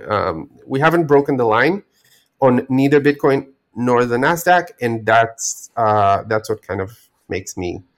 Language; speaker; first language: English; non-native, fluent; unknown